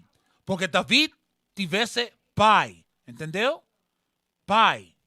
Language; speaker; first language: Portuguese; non-native, learner; Spanish